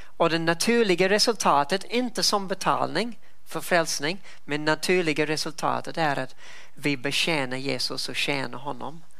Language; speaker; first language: Swedish; non-native, fluent; English